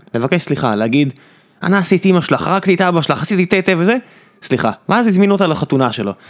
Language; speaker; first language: Hebrew; native; Hebrew